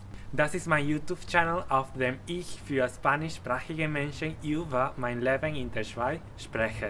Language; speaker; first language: German; non-native, fluent; Spanish